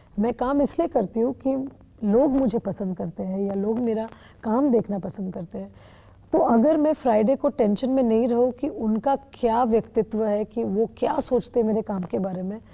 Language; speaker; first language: Hindi; non-native, local second language; Bangla